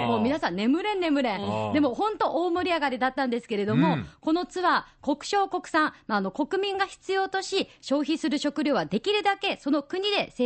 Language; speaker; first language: Japanese; native; Japanese